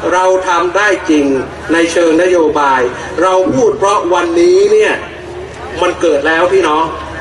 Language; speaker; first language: Thai; native; Thai